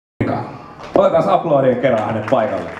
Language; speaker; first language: Finnish; native; Finnish